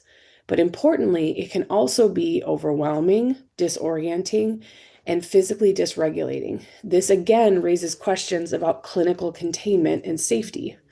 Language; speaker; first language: English; native; English